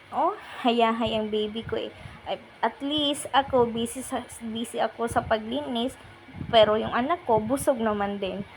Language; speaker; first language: Filipino; non-native, local second language; Waray